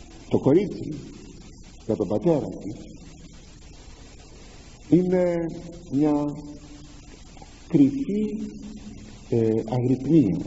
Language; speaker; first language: Greek; native; Greek